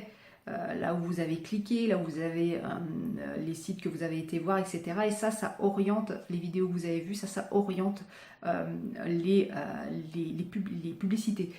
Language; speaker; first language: French; native; French